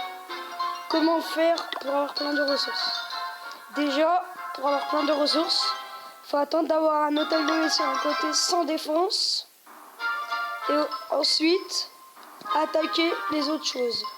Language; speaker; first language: French; native; French